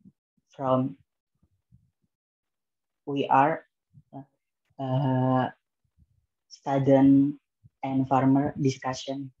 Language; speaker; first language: English; non-native, learner; Indonesian